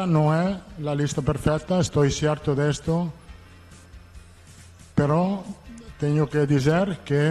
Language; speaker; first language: Portuguese; non-native, learner; Italian